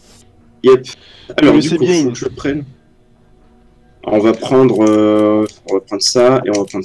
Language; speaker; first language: French; native; French